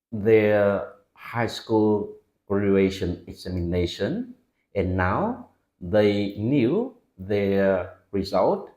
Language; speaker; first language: English; non-native, fluent; Vietnamese